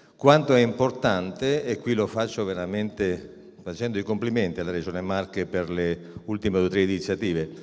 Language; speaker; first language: Italian; native; Italian